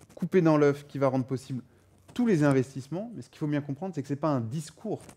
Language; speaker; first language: French; native; French